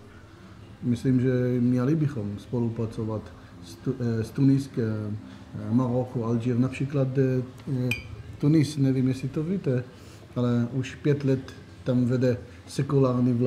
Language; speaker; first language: Czech; non-native, learner; Hebrew